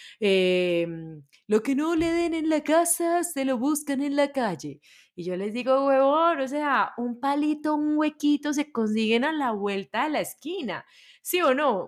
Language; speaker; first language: Spanish; native; Spanish